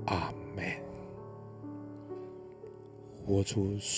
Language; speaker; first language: Chinese; native; Chinese